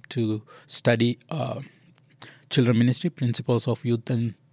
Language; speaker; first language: English; non-native, local second language; Sinhala